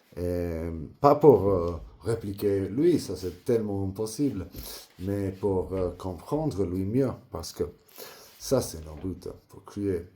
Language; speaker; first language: French; non-native, learner; English